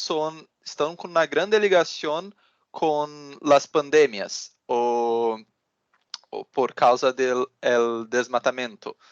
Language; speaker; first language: Portuguese; non-native, learner; Spanish